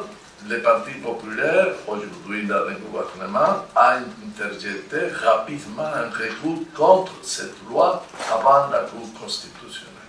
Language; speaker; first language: French; non-native, fluent; Spanish